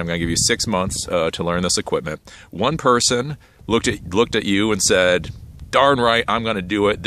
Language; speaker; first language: English; native; English